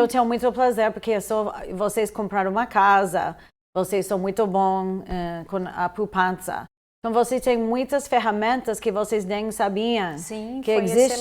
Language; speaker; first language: Portuguese; non-native, fluent; English